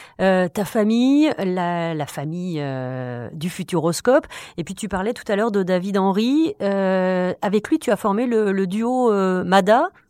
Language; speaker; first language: French; native; French